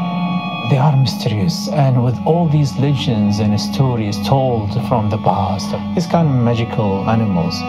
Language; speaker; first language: English; non-native, fluent; Arabic